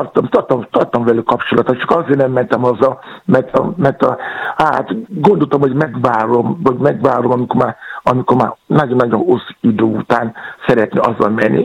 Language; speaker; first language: Hungarian; non-native, learner; Yoruba